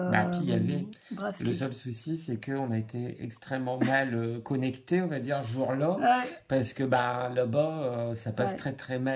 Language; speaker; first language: French; native; French